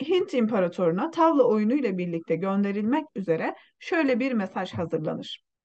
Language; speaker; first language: Turkish; non-native, fluent; Uyghur